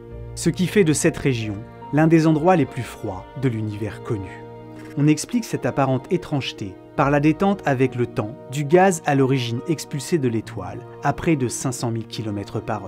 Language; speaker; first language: French; native; French